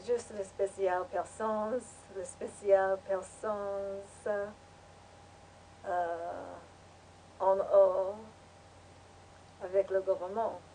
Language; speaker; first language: French; non-native, learner; English